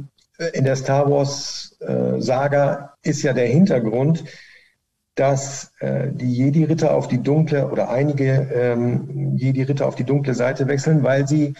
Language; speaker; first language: German; native; German